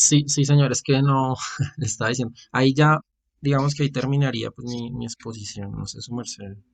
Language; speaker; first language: Spanish; native; Spanish